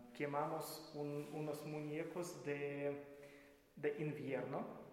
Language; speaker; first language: Spanish; non-native, fluent; Russian